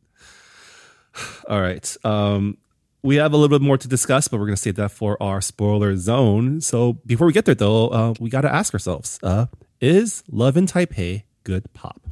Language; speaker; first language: English; early bilingual, other home language; Chinese